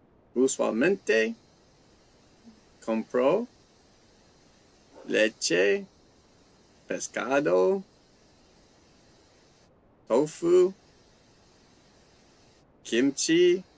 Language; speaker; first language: Spanish; non-native, learner; English